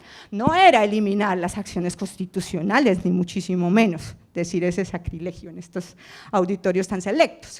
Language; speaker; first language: Spanish; native; Spanish